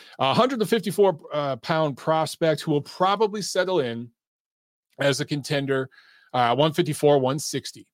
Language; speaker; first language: English; native; English